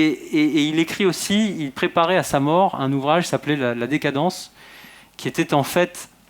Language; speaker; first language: French; native; French